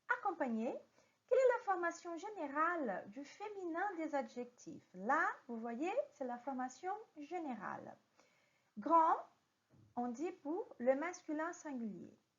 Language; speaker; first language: French; non-native, fluent; Portuguese